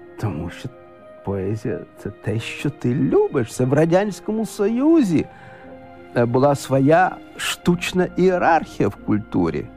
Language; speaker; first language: Ukrainian; non-native, local second language; Russian